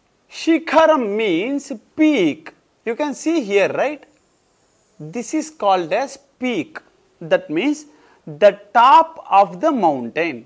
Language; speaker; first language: English; non-native, local second language; Tamil